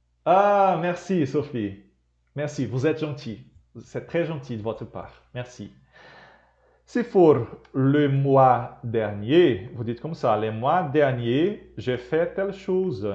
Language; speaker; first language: French; non-native, fluent; Portuguese